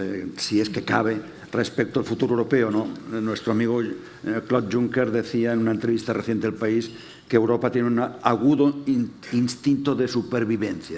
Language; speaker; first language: Spanish; native; Spanish